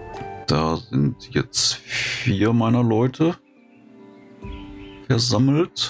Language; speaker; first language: German; native; German